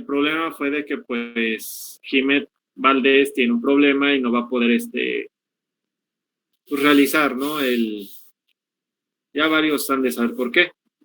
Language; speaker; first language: Spanish; native; Spanish